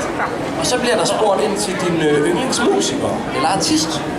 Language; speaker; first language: Danish; native; Danish